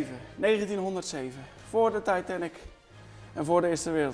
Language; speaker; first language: Dutch; native; Dutch